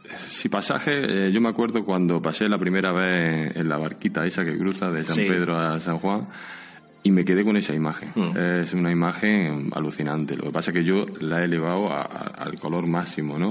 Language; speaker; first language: Spanish; native; Spanish